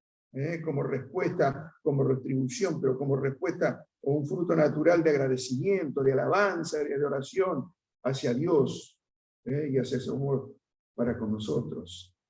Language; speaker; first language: Spanish; native; Spanish